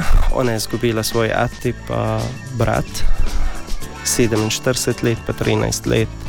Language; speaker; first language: Slovenian; non-native, learner; Arabic